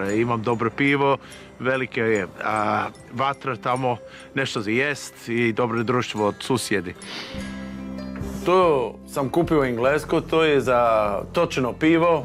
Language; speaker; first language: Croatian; non-native, fluent; English